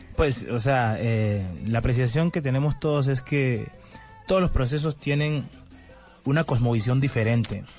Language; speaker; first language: Spanish; native; Spanish